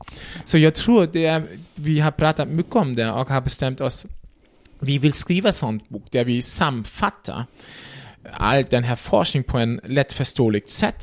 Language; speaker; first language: Swedish; non-native, fluent; German